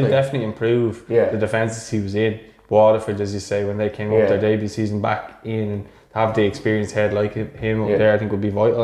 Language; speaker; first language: English; native; English